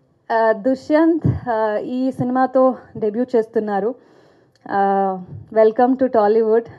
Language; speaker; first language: Telugu; non-native, fluent; Kannada